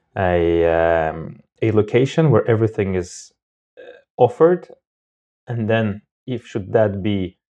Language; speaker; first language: English; non-native, fluent; Romanian